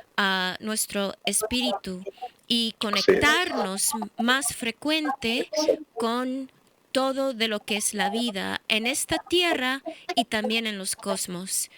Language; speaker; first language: Spanish; early bilingual, heritage; English